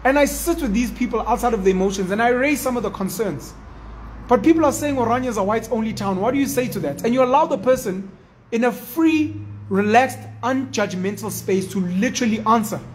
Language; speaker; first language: English; non-native, local second language; Zulu